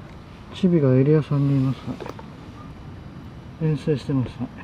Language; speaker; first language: Japanese; native; Japanese